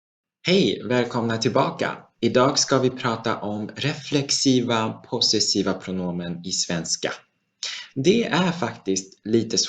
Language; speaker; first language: Swedish; non-native, fluent; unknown